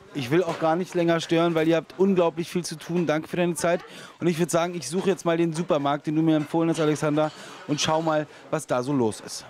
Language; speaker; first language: German; native; German